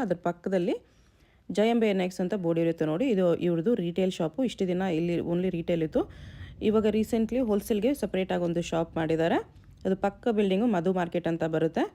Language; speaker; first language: Kannada; native; Kannada